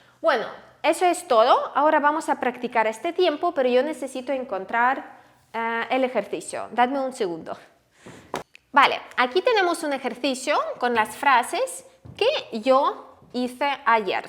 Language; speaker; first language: Spanish; non-native, fluent; Ukrainian